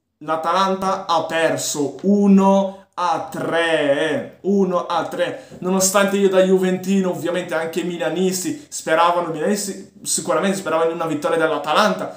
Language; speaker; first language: Italian; early bilingual, other home language; Arabic